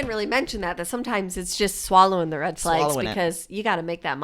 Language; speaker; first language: English; native; English